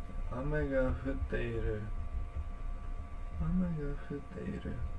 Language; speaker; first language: Japanese; non-native, learner; English